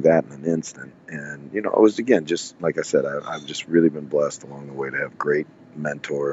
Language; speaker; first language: English; native; English